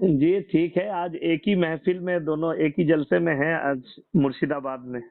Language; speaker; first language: Urdu; non-native, local second language; Bangla